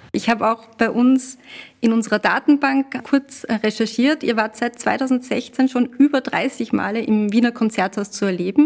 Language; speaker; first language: German; native; German